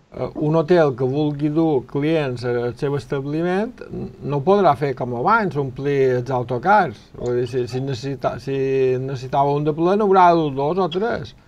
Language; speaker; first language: Catalan; native; Catalan